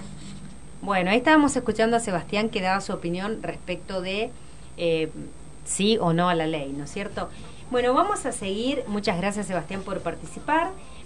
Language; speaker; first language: Spanish; native; Spanish